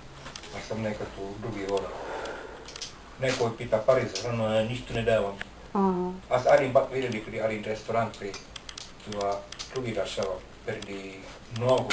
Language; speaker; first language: Bulgarian; non-native, learner; Finnish